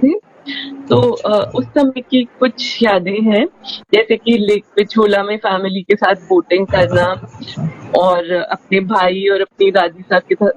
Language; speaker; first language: Hindi; non-native, local second language; Rajasthani